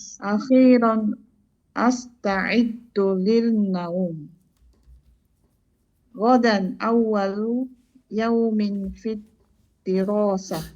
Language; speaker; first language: Arabic; non-native, learner; Indonesian